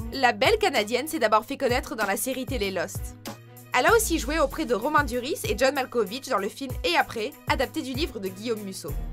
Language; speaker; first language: French; native; French